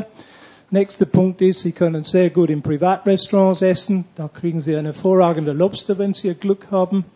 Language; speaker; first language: German; non-native, fluent; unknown